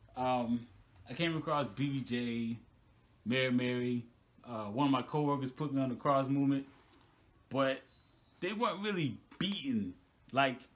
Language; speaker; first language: English; native; English